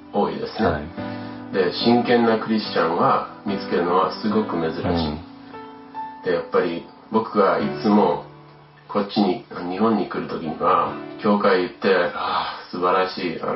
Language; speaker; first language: Japanese; early bilingual, other home language; English